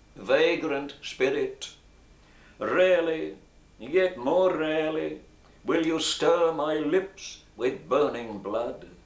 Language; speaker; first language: English; native; English